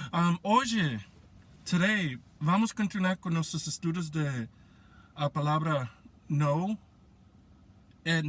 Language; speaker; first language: Portuguese; non-native, fluent; Spanish